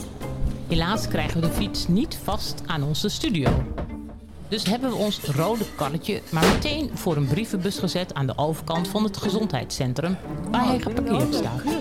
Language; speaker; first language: Dutch; native; Dutch